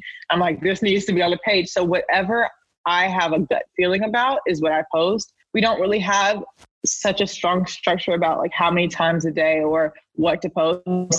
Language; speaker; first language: English; native; English